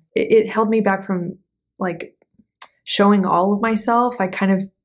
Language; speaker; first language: English; native; English